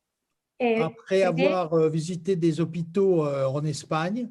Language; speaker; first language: French; native; French